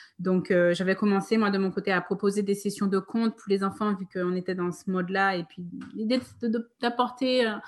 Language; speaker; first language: French; native; French